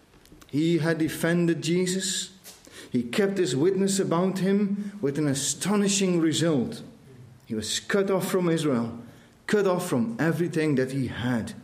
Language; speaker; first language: English; non-native, fluent; Dutch